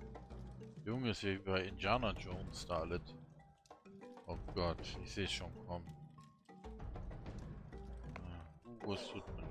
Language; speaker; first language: German; native; German